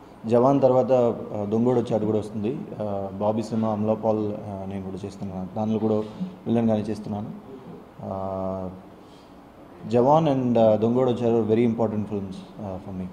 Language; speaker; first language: Telugu; non-native, learner; Tamil